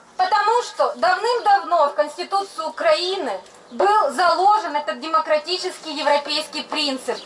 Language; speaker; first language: Russian; native; Russian